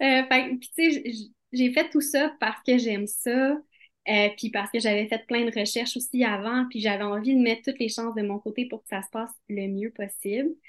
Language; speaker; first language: French; native; French